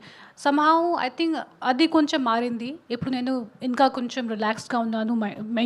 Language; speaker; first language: Telugu; non-native, fluent; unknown